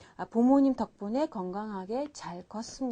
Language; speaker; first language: Korean; non-native, fluent; Mongolian